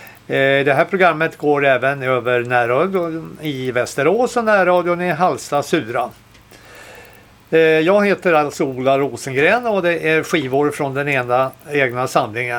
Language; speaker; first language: Swedish; native; Swedish